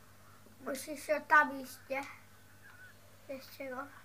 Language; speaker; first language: Polish; early bilingual, heritage; Dutch